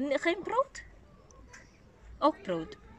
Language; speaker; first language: Dutch; non-native, learner; Filipino